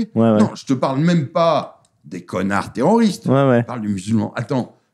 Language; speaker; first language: French; native; French